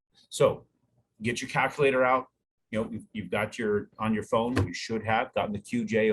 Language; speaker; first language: English; native; English